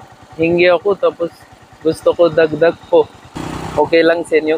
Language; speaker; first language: Filipino; non-native, learner; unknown